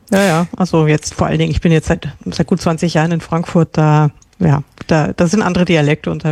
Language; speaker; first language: German; native; German